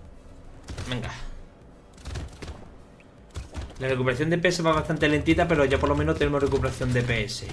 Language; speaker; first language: Spanish; native; Spanish